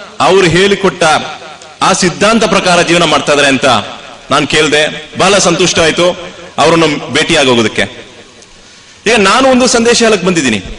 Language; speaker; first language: Kannada; non-native, local second language; Tamil